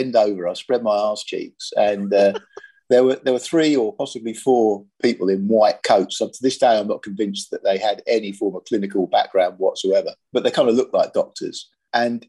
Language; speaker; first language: English; native; English